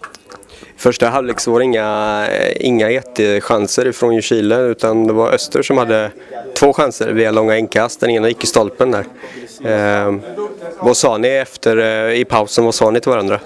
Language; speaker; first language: Swedish; native; Swedish